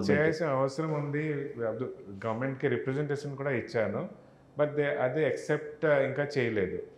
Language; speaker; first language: Telugu; non-native, learner; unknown